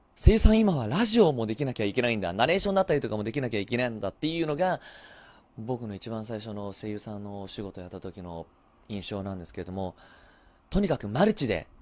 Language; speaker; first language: Japanese; early bilingual, heritage; Japanese